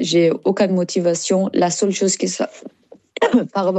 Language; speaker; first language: French; non-native, learner; Persian